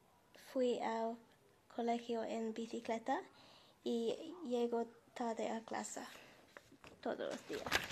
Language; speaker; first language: Spanish; non-native, learner; English